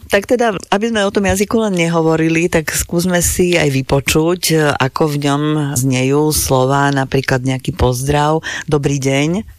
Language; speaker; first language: Slovak; native; Slovak